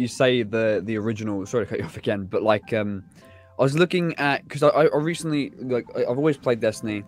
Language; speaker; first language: English; native; English